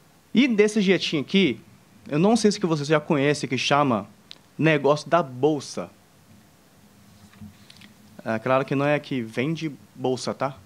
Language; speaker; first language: Portuguese; non-native, fluent; Chinese